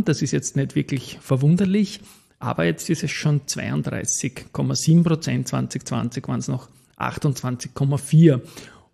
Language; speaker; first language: German; native; German